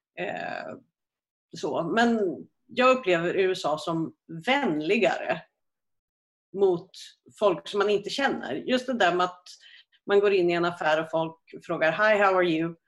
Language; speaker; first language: Swedish; native; Swedish